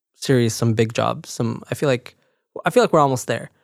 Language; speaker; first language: English; early bilingual, other home language; Spanish